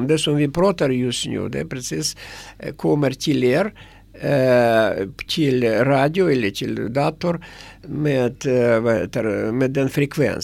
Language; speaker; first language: Swedish; non-native, fluent; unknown